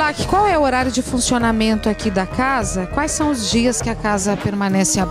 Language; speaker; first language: Portuguese; native; Portuguese